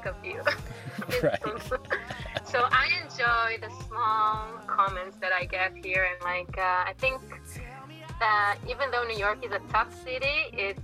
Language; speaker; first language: English; non-native, fluent; Hebrew